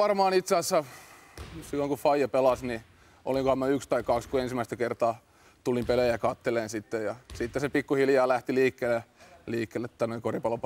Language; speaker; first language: Finnish; native; Finnish